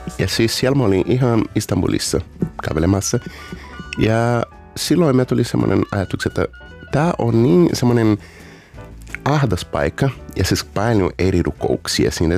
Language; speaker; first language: Finnish; non-native, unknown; Portuguese